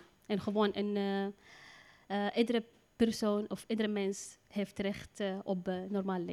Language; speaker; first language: Dutch; non-native, learner; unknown